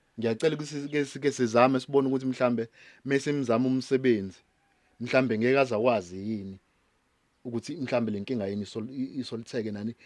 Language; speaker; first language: Zulu; native; Zulu